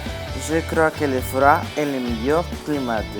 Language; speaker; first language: French; non-native, learner; Spanish